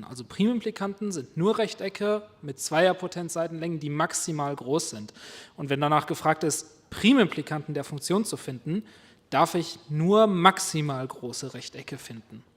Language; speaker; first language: German; native; German